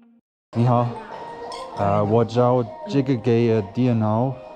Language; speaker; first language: Chinese; non-native, learner; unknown